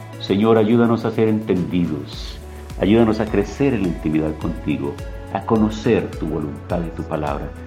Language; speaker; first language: Spanish; native; Spanish